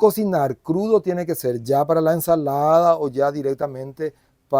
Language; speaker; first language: Spanish; native; Spanish